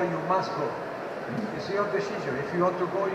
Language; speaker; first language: English; non-native, learner; Italian